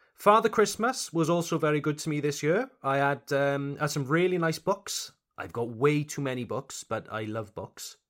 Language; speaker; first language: English; native; English